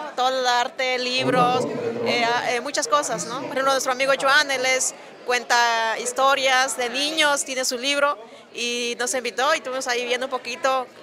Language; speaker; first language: Spanish; native; Spanish